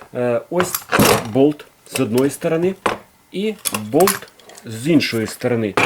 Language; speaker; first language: Ukrainian; non-native, local second language; Russian